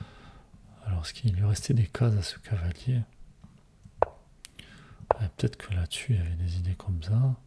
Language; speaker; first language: French; native; French